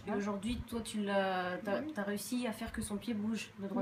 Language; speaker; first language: French; native; French